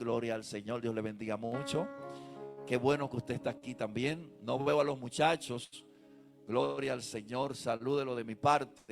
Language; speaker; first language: Spanish; native; Spanish